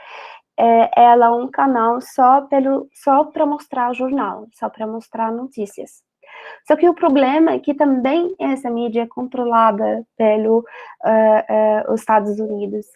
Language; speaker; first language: Portuguese; non-native, fluent; Arabic